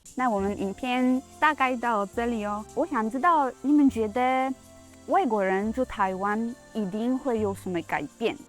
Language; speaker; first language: Chinese; non-native, fluent; Polish